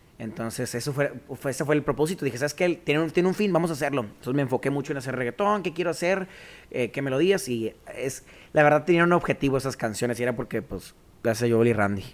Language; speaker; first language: Spanish; native; Spanish